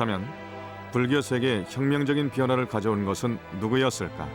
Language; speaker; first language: Korean; native; Korean